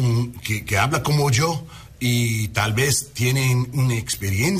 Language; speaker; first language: Spanish; non-native, learner; English